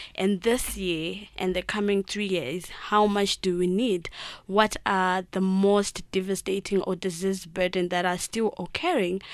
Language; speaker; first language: English; non-native, local second language; Shona